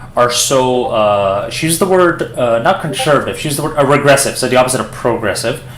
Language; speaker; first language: English; early bilingual, other home language; Persian